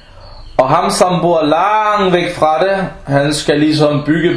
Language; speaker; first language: Danish; non-native, fluent; Arabic